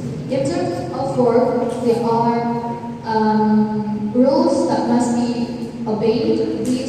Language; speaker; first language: English; non-native, learner; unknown